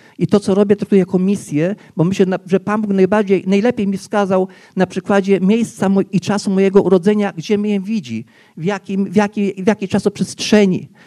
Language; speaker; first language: Polish; non-native, local second language; Rusyn